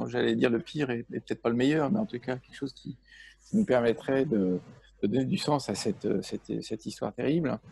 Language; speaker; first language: French; native; French